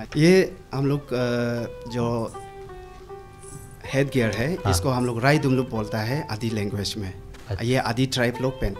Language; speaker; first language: Hindi; non-native, local second language; Adi